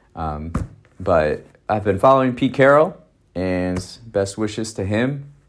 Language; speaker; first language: English; native; English